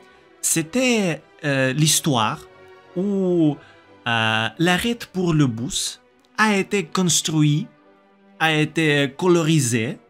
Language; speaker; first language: French; non-native, learner; Russian